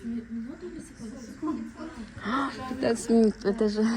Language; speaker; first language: Russian; non-native, local second language; Kazakh